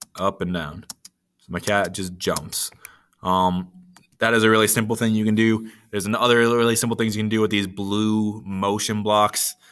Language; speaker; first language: English; native; English